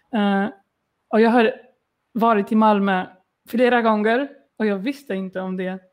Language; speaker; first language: Swedish; non-native, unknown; Polish